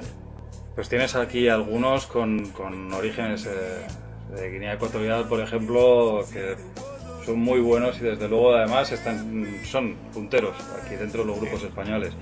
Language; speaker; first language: Spanish; native; Spanish